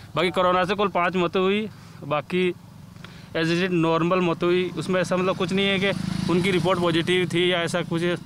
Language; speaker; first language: Hindi; native; Hindi